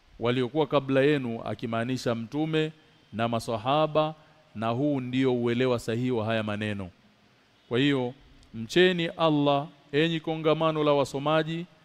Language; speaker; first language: Swahili; native; Swahili